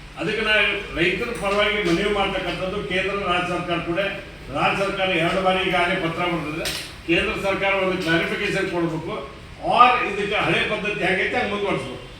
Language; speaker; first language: Kannada; native; Kannada